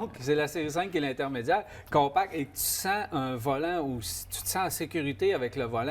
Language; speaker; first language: French; native; French